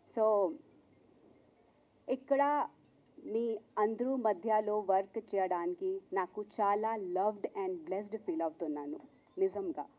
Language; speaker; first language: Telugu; non-native, learner; Hindi